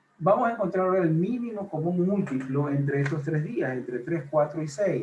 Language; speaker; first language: Spanish; native; Spanish